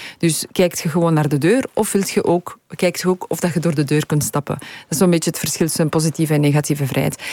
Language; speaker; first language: Dutch; early bilingual, other home language; Polish